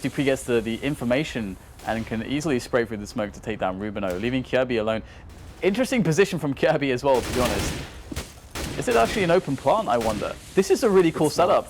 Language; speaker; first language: English; native; English